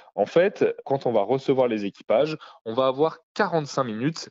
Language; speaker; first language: French; native; French